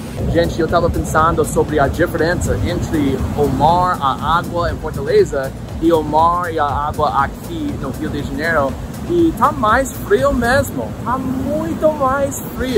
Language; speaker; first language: Portuguese; non-native, fluent; English